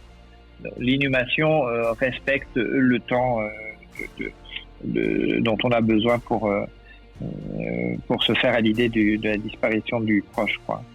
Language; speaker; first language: French; native; French